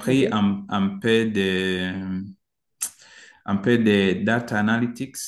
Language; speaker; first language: French; non-native, learner; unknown